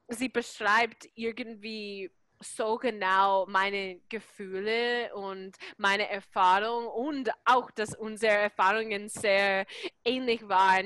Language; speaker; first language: German; non-native, fluent; English